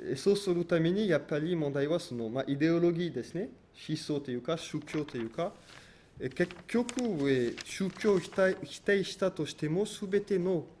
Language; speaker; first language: Japanese; non-native, fluent; French